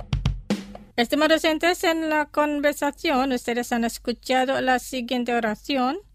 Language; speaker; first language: Spanish; non-native, fluent; Indonesian